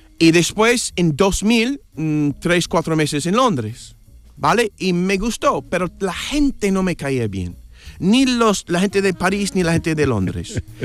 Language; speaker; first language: Spanish; non-native, fluent; English